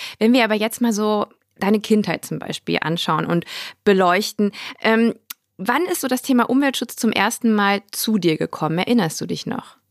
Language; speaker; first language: German; native; German